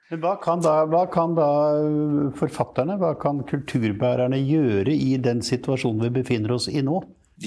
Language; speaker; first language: Norwegian; native; Norwegian